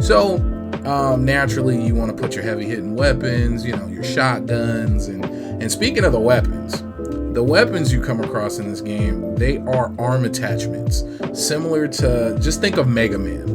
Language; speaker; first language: English; native; English